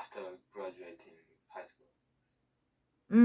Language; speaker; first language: English; non-native, fluent; Japanese